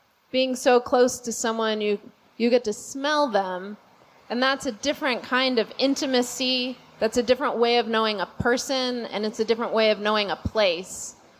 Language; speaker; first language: English; native; English